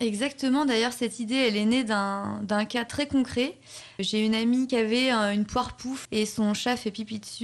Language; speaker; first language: French; native; French